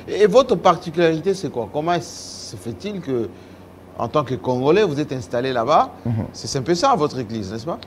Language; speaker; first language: French; non-native, local second language; Lingala